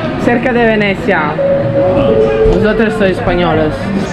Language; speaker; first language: Spanish; non-native, learner; Italian